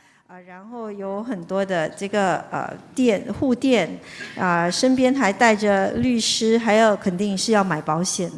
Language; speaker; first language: Chinese; native; Chinese